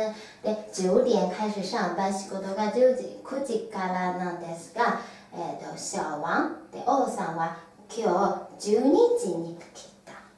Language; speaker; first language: Japanese; non-native, fluent; Chinese